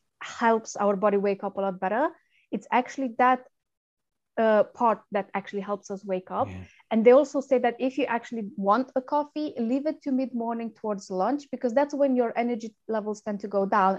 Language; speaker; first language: English; non-native, fluent; Romanian